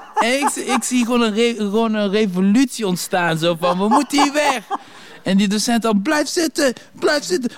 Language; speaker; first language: Dutch; native; Dutch